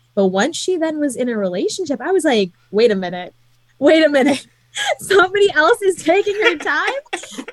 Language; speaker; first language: English; native; English